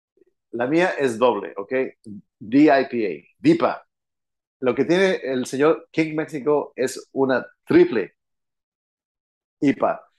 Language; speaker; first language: Spanish; early bilingual, heritage; Spanish